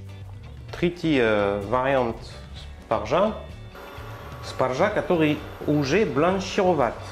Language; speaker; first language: Russian; non-native, learner; French